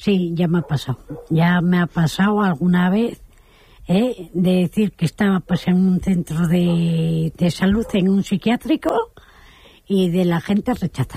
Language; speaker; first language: Spanish; native; Spanish